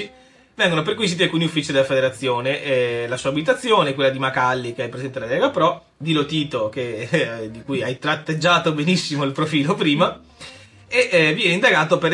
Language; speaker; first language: Italian; native; Italian